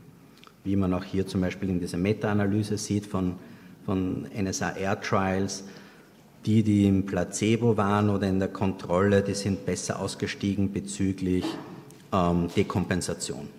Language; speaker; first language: German; native; German